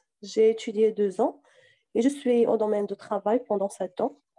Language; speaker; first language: French; non-native, fluent; Arabic